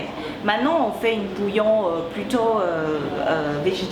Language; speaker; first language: French; non-native, fluent; Chinese